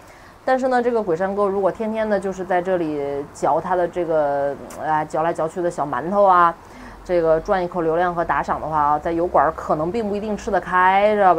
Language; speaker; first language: Chinese; native; Chinese